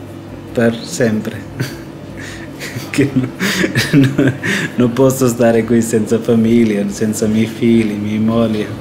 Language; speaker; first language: Italian; non-native, learner; Punjabi